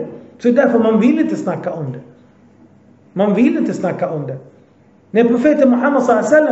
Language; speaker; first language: Swedish; early bilingual, other home language; Arabic